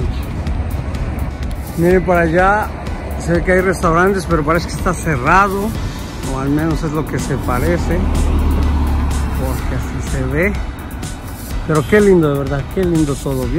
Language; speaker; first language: Spanish; native; Spanish